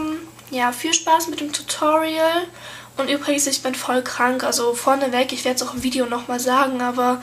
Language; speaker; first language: German; native; German